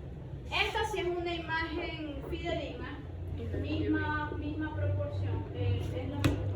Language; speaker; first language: Spanish; native; Spanish